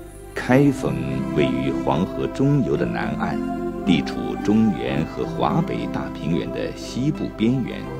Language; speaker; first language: Chinese; native; Chinese